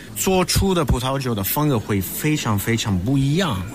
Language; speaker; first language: Chinese; non-native, fluent; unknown